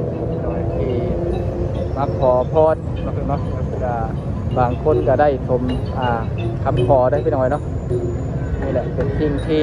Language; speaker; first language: Thai; non-native, local second language; Lao